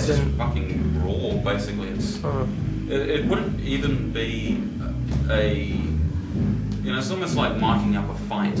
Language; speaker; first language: English; native; English